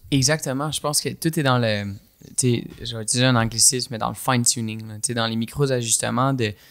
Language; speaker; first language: French; native; French